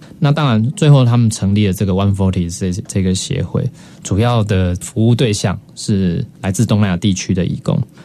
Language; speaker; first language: Chinese; native; Chinese